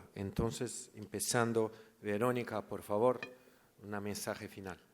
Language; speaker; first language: Spanish; non-native, learner; Portuguese